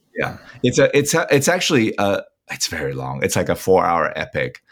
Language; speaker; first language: English; non-native, fluent; Chinese